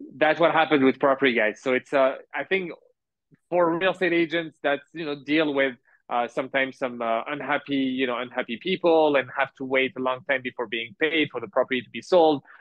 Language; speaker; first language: English; early bilingual, heritage; Arabic